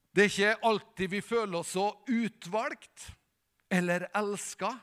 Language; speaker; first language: Norwegian; native; Norwegian